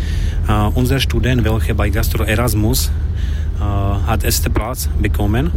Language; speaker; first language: German; non-native, fluent; Slovak